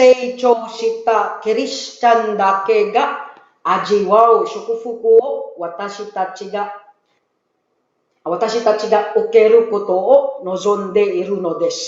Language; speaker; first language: Japanese; non-native, learner; Filipino